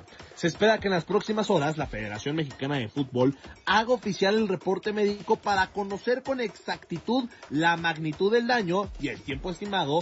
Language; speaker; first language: Spanish; native; Spanish